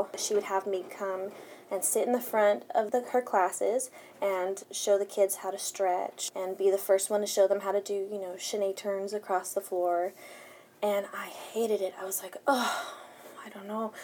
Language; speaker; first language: English; early bilingual, other home language; Spanish